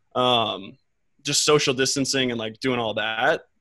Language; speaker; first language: English; native; English